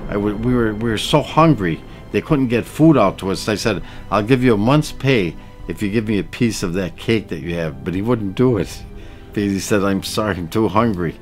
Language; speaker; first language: English; native; English